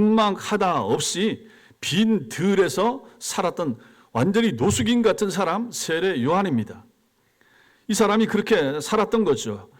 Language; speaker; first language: Korean; native; Korean